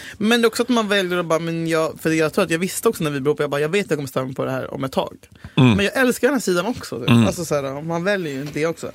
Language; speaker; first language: Swedish; native; Swedish